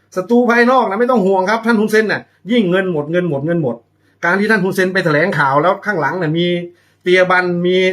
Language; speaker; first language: Thai; native; Thai